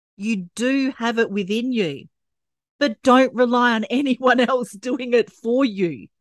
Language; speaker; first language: English; native; English